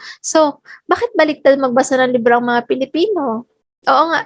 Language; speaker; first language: Filipino; native; Filipino